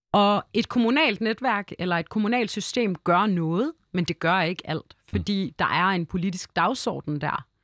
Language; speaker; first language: Danish; early bilingual, other home language; Arabic